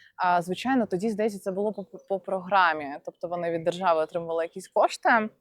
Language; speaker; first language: Ukrainian; non-native, local second language; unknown